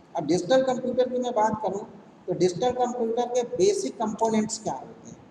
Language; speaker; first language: Hindi; native; Hindi